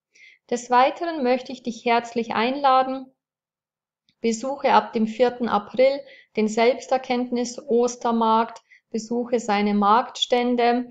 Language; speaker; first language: German; native; German